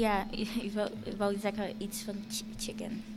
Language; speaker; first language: Dutch; non-native, fluent; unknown